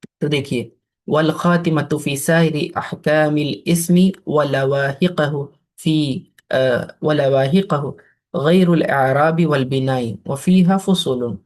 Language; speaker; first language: Urdu; native; Urdu